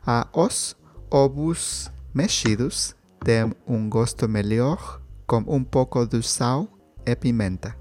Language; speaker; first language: Portuguese; non-native, learner; Spanish